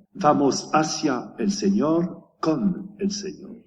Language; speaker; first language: Spanish; non-native, learner; French